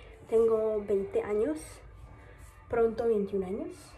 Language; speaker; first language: Spanish; early bilingual, heritage; Spanish